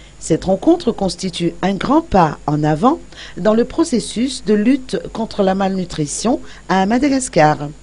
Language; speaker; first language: French; non-native, local second language; Malagasy